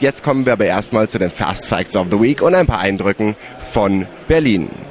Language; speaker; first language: German; native; German